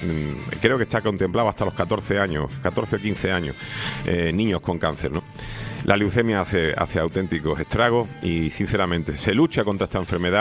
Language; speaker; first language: Spanish; native; Spanish